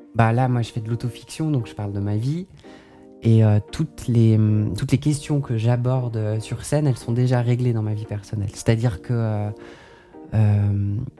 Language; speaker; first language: French; native; French